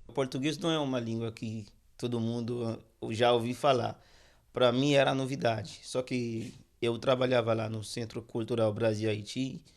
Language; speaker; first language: Portuguese; non-native, fluent; Haitian Creole